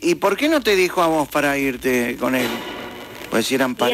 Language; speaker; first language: Spanish; native; Spanish